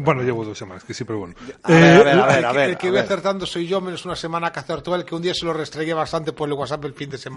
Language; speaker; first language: Spanish; native; Spanish